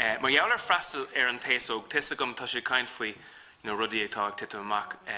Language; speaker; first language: Irish; non-native, local second language; English